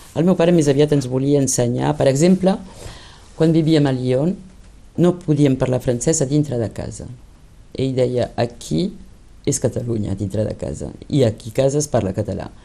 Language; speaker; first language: Catalan; early bilingual, heritage; Catalan